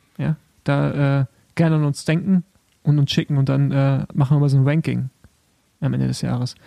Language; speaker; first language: German; native; German